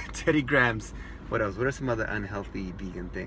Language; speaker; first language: English; native; English